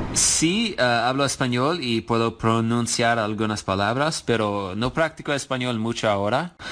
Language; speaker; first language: Spanish; non-native, learner; English